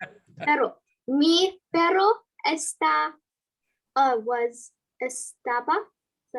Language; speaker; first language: Spanish; non-native, learner; English